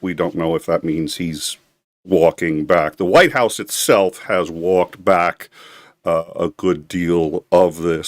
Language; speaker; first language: English; native; English